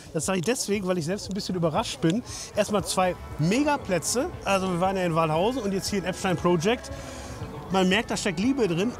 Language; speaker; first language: German; native; German